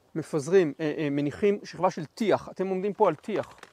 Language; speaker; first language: Hebrew; native; Hebrew